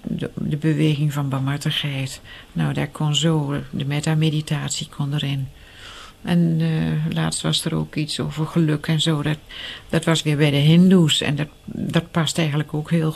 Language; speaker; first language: Dutch; native; Dutch